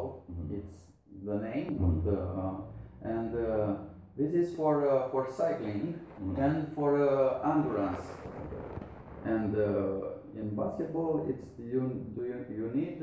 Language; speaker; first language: English; non-native, learner; Romanian